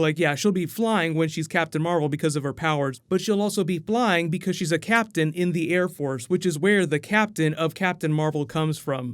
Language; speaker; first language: English; native; English